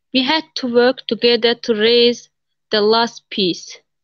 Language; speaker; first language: English; non-native, learner; Azerbaijani